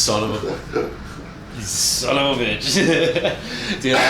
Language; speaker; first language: English; native; English